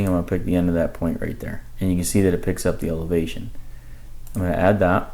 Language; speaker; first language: English; native; English